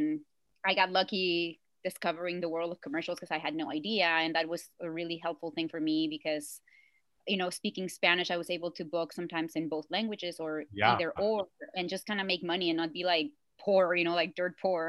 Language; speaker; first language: English; non-native, fluent; Spanish